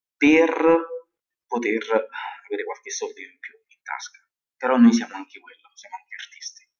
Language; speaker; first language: Italian; native; Italian